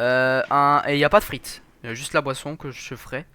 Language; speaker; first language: French; native; French